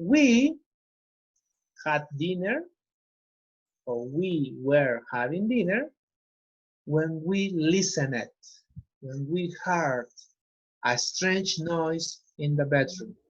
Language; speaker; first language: English; non-native, fluent; Spanish